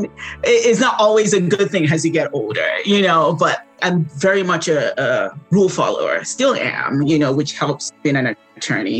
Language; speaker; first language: English; non-native, local second language; Yoruba